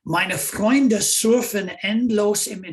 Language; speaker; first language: German; non-native, fluent; English